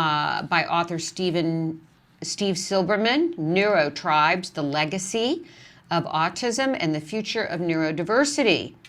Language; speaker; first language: English; native; English